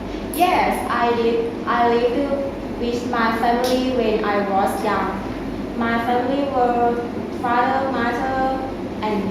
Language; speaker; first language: English; non-native, learner; Thai